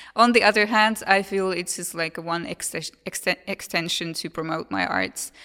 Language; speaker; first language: English; non-native, fluent; Finnish